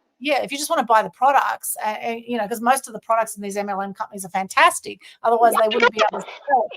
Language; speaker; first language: English; native; English